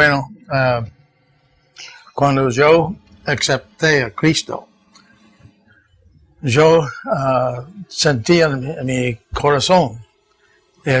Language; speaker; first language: Spanish; non-native, fluent; English